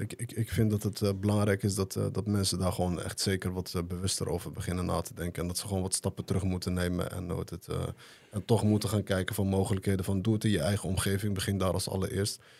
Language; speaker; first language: Dutch; early bilingual, other home language; Arabic